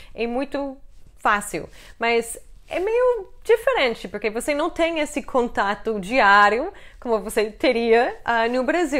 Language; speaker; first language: Portuguese; non-native, fluent; English